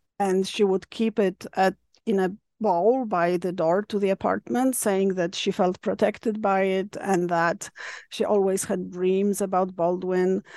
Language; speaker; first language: English; non-native, fluent; Polish